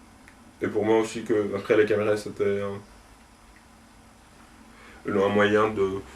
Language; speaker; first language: French; non-native, local second language; Arabic